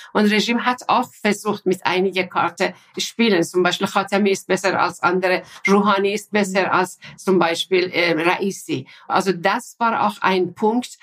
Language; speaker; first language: German; non-native, fluent; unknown